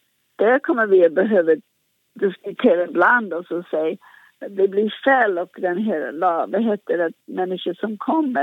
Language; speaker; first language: Swedish; non-native, fluent; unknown